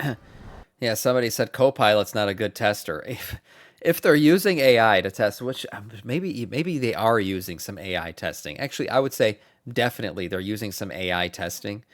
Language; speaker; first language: English; native; English